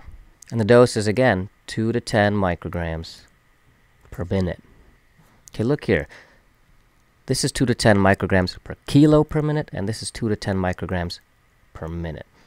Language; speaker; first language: English; native; English